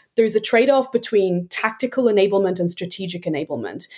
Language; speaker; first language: English; native; English